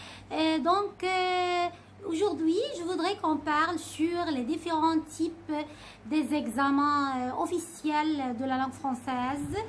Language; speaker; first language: French; non-native, fluent; Arabic